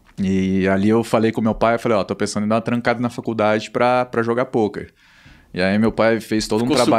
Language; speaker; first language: Portuguese; native; Portuguese